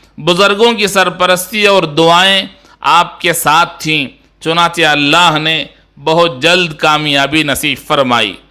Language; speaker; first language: Urdu; native; Urdu